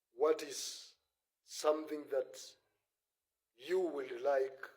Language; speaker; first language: English; non-native, local second language; Swahili